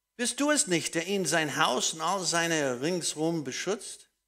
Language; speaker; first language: German; non-native, fluent; English